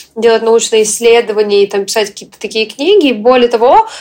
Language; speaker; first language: Russian; non-native, fluent; Ukrainian